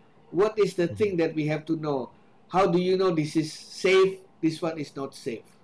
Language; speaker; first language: English; non-native, fluent; Indonesian